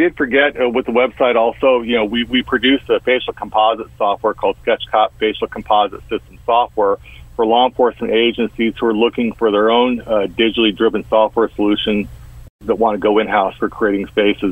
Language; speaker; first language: English; native; English